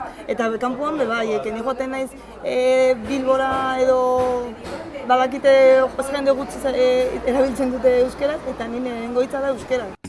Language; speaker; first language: Basque; non-native, local second language; Spanish